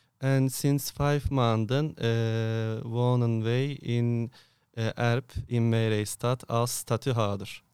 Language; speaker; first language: Dutch; non-native, learner; Turkish